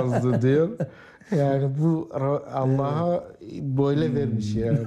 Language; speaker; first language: Turkish; non-native, learner; Arabic